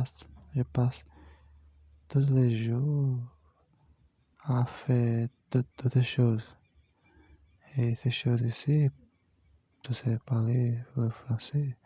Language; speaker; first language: French; non-native, learner; Portuguese